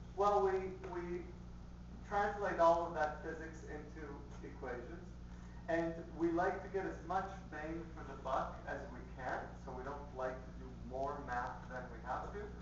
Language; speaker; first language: English; early bilingual, other home language; Spanish